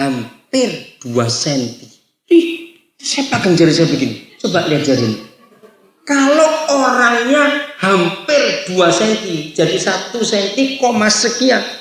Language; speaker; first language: Indonesian; native; Indonesian